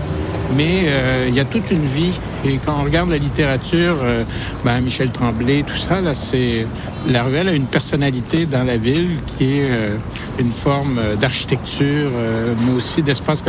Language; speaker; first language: French; native; French